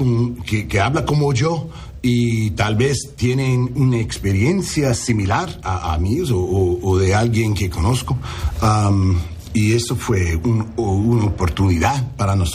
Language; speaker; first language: Spanish; non-native, learner; English